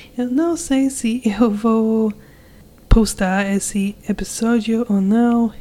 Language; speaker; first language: Portuguese; non-native, learner; English